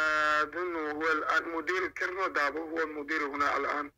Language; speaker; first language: Arabic; non-native, learner; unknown